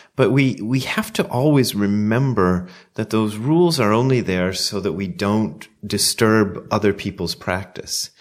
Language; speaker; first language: English; native; English